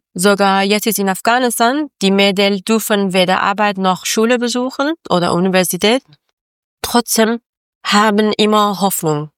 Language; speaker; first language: German; non-native, learner; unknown